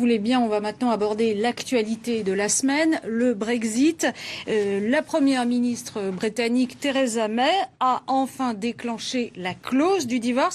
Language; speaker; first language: French; native; French